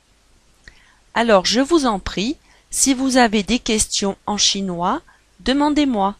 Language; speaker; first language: French; non-native, learner; Chinese